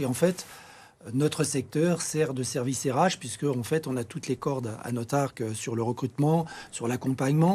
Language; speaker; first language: French; native; French